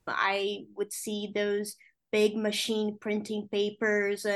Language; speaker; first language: English; non-native, fluent; Portuguese